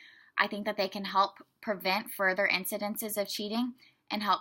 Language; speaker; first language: English; native; English